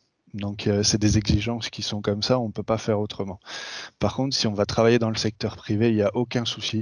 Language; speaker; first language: French; native; French